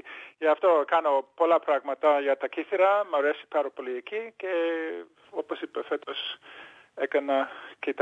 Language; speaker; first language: Greek; early bilingual, heritage; English